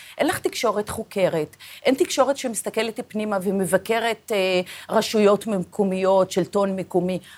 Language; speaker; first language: Hebrew; non-native, local second language; Arabic